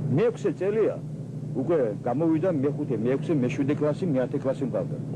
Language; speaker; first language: Georgian; non-native, local second language; Mingrelian